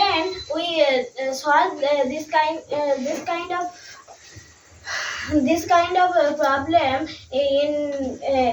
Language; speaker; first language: English; non-native, learner; Bangla